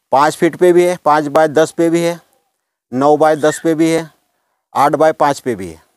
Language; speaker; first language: Hindi; native; Hindi